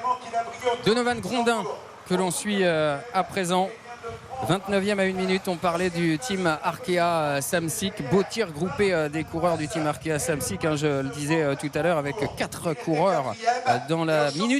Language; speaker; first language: French; native; French